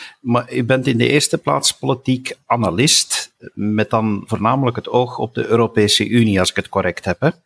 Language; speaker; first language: Dutch; native; Dutch